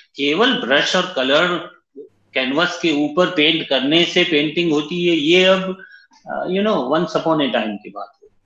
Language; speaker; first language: Hindi; native; Hindi